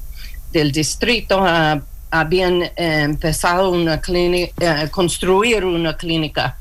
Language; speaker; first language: Spanish; non-native, learner; English